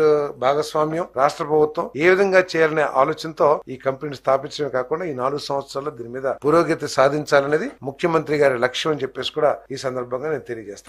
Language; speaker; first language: Telugu; native; Telugu